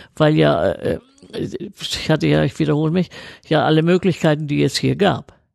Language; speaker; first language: German; native; German